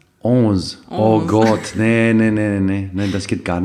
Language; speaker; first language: German; non-native, fluent; Greek